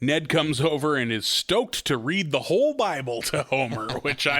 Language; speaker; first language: English; native; English